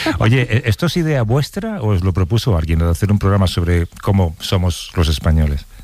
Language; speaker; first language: Spanish; native; Spanish